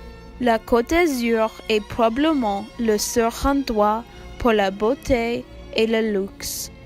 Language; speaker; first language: French; non-native, learner; English